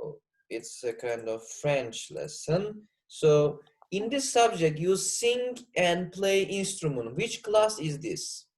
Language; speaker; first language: English; non-native, fluent; Turkish